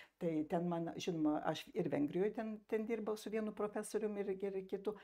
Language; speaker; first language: Lithuanian; early bilingual, heritage; Lithuanian